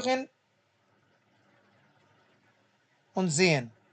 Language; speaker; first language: German; non-native, fluent; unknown